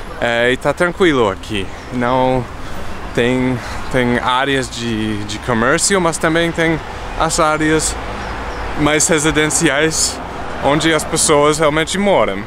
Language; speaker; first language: Portuguese; non-native, fluent; English